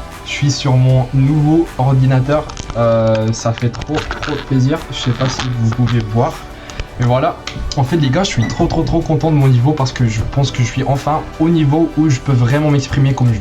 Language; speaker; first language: French; non-native, fluent; English